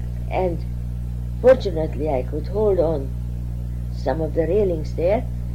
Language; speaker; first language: English; non-native, fluent; Hungarian